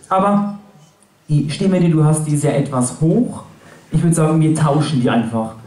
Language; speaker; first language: German; native; German